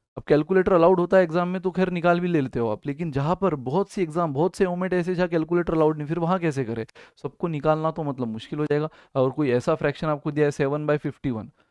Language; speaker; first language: Hindi; native; Hindi